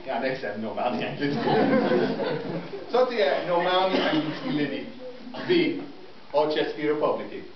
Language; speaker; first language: Czech; non-native, learner; English